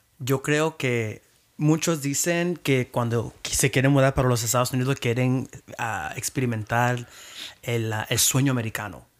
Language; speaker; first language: Spanish; early bilingual, heritage; Spanish